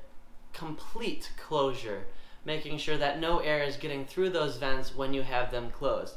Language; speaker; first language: English; native; English